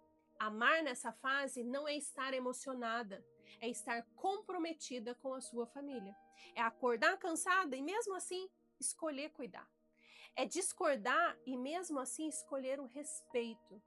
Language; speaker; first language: Portuguese; native; Portuguese